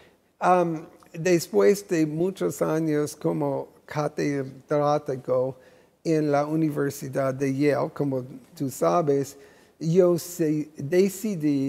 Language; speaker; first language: Spanish; non-native, fluent; English